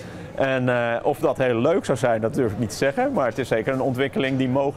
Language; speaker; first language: Dutch; native; Dutch